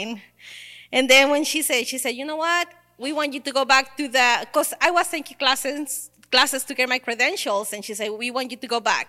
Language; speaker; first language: English; non-native, learner; Spanish